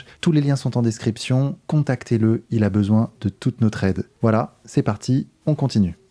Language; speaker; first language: French; native; French